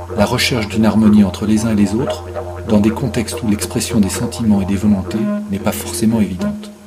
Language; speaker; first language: French; native; French